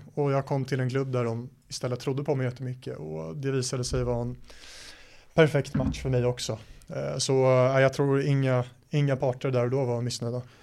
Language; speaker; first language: Swedish; native; Swedish